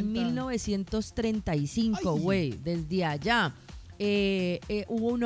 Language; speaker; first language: Spanish; native; Spanish